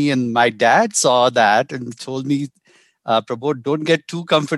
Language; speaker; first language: English; non-native, local second language; Hindi